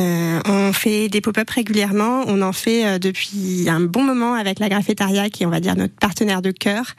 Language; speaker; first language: French; native; French